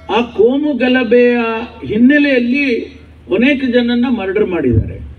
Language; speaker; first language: Kannada; native; Kannada